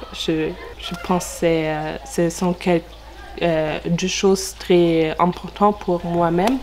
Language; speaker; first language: French; non-native, learner; German